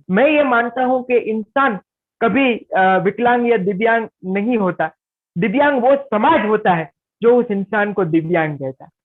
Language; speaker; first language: Hindi; non-native, local second language; Gujarati